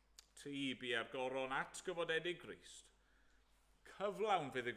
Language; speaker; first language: Welsh; native; Welsh